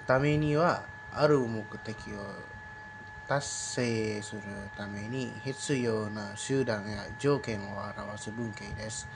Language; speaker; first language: Japanese; non-native, learner; Indonesian